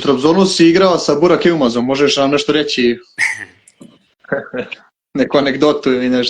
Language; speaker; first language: Croatian; native; Croatian